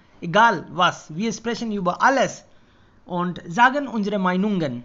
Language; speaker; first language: German; non-native, fluent; Hindi